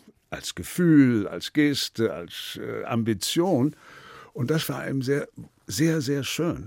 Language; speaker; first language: German; native; German